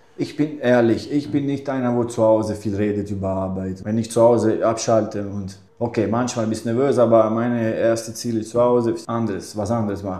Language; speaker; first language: German; non-native, fluent; Italian